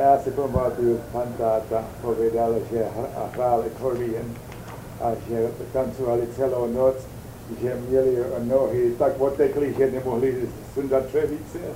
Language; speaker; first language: Czech; early bilingual, heritage; Czech